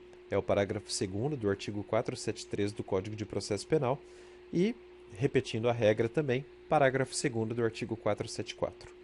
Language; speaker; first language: Portuguese; native; Portuguese